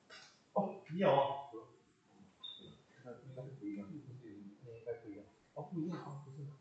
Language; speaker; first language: Chinese; non-native, learner; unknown